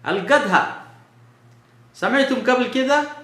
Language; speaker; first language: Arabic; non-native, fluent; Urdu